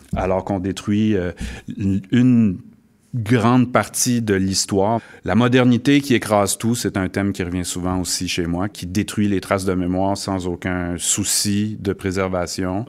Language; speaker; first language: French; native; French